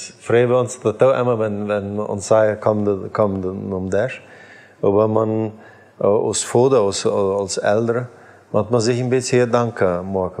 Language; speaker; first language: German; non-native, learner; Plautdietsch